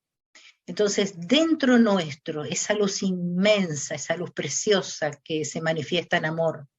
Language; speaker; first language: Spanish; native; Spanish